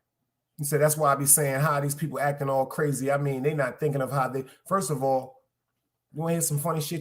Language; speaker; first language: English; native; English